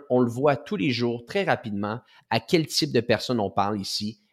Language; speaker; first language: French; native; French